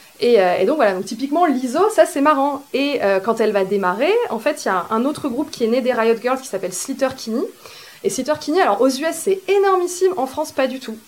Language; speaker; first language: French; native; French